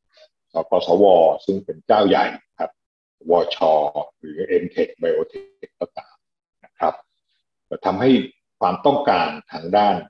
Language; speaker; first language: Thai; native; Thai